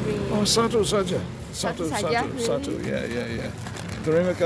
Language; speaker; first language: Indonesian; non-native, learner; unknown